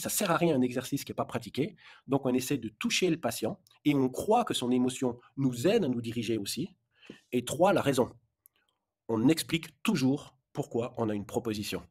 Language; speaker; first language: French; native; French